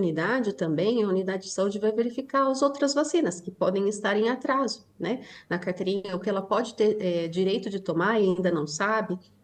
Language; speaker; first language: Portuguese; native; Portuguese